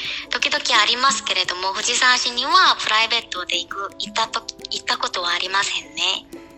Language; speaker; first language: Japanese; non-native, fluent; Korean